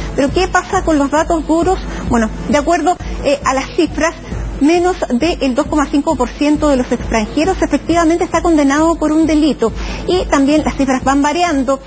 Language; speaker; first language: Spanish; native; Spanish